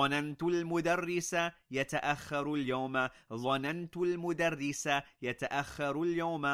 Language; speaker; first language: Arabic; non-native, fluent; English